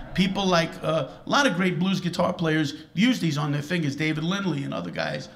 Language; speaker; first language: English; native; English